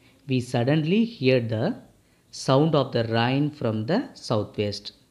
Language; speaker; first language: English; non-native, local second language; Tamil